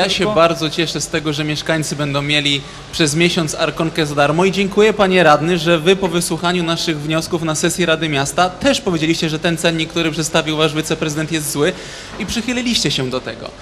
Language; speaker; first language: Polish; native; Polish